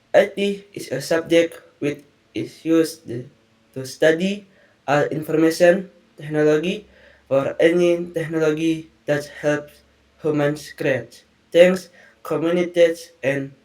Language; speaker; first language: English; non-native, learner; Indonesian